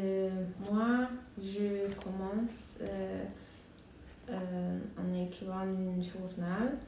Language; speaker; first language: French; non-native, learner; Hungarian